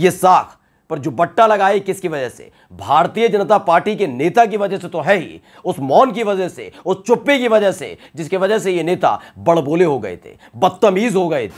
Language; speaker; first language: Hindi; native; Hindi